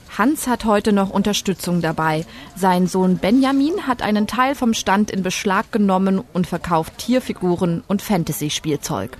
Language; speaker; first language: German; native; German